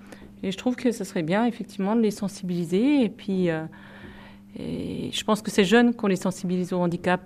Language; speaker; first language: French; native; French